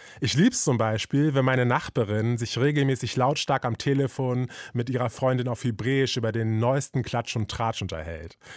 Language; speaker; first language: German; native; German